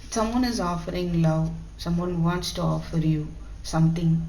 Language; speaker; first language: English; non-native, local second language; Tamil